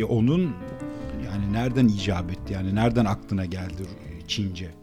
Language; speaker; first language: Turkish; native; Turkish